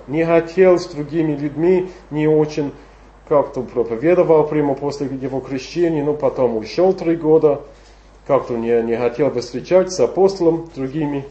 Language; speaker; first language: Russian; non-native, fluent; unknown